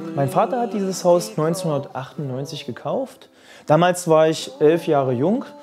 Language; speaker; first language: German; native; German